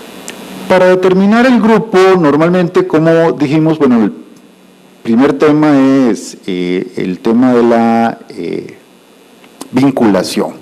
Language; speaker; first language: Spanish; native; Spanish